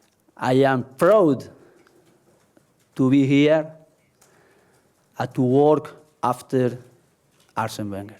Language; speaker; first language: English; non-native, learner; Spanish